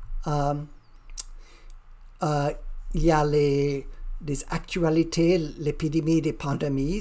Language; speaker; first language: French; non-native, learner; English